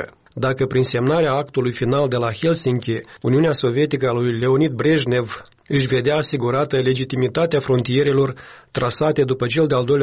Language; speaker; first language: Romanian; native; Romanian